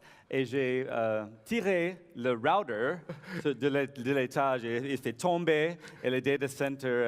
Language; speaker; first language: French; non-native, learner; English